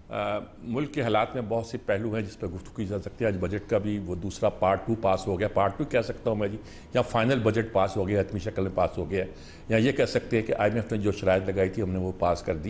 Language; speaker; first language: Urdu; native; Urdu